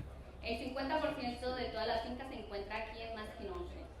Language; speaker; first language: Spanish; native; Spanish